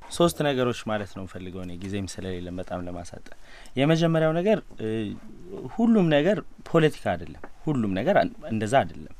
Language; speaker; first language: Amharic; native; Amharic